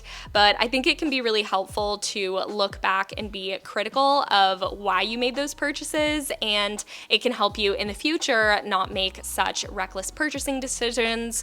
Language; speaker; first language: English; native; English